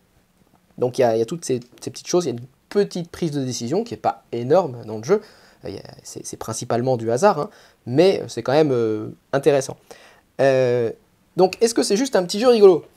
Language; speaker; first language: French; native; French